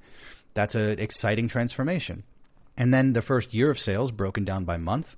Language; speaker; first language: English; native; English